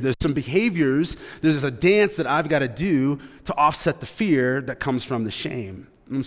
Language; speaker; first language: English; native; English